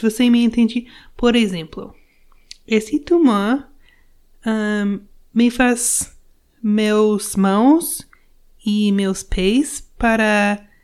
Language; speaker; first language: Portuguese; non-native, learner; English